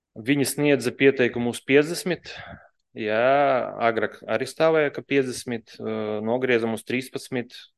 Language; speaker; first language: Latvian; non-native, local second language; Russian